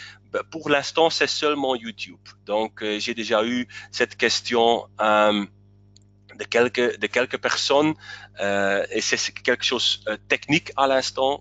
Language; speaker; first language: French; non-native, local second language; Dutch